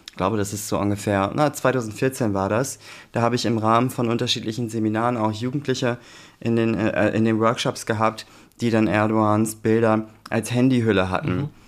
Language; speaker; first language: German; early bilingual, other home language; Turkish